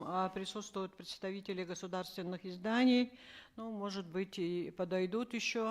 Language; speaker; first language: Russian; native; Russian